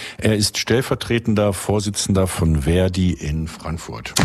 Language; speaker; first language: German; native; German